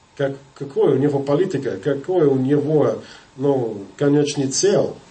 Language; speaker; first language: Russian; non-native, fluent; English